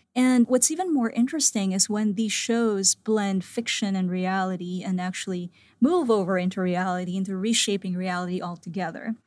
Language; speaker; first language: English; non-native, local second language; Filipino